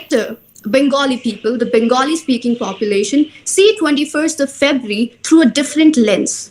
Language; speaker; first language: English; non-native, local second language; Urdu